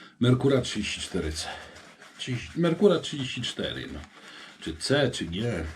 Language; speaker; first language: Polish; native; Polish